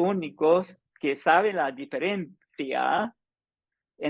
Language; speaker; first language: Spanish; non-native, fluent; English